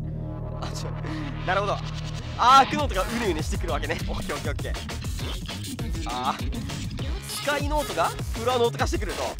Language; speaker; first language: Japanese; native; Japanese